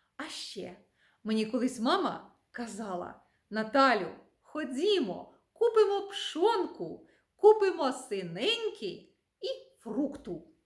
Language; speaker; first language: Ukrainian; native; Ukrainian